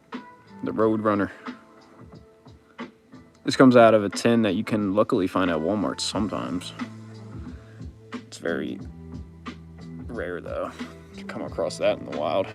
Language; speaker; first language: English; native; English